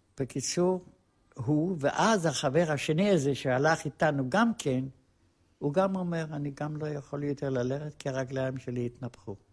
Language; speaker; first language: Hebrew; non-native, fluent; Polish